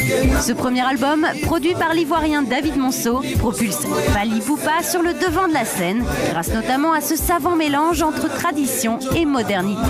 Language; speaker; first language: French; native; French